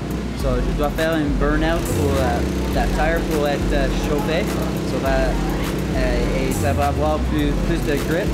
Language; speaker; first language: French; non-native, local second language; English